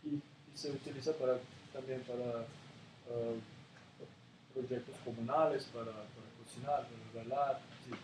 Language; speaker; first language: Spanish; non-native, learner; Serbian